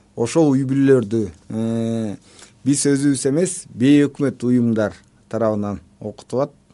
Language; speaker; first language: Kyrgyz; native; Kyrgyz